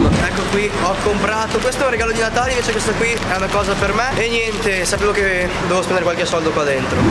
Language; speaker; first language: Italian; native; Italian